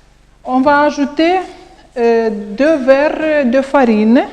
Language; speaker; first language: French; non-native, learner; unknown